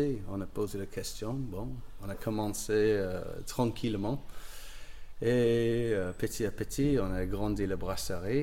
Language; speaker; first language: French; non-native, learner; English